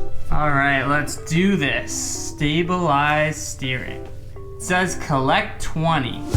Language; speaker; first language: English; native; English